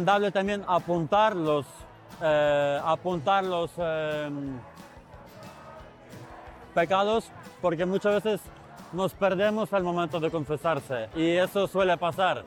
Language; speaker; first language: Spanish; non-native, fluent; Ukrainian